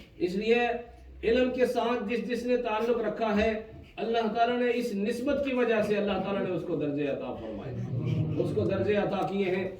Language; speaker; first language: Urdu; non-native, local second language; Punjabi